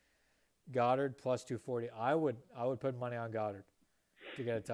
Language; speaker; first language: English; native; English